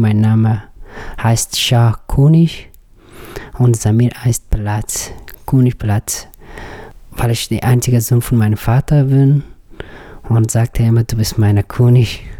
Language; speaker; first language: German; non-native, learner; Persian